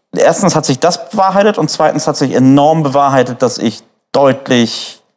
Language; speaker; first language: German; native; German